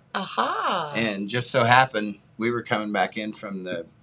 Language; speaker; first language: English; native; English